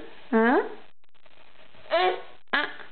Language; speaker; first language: French; native; French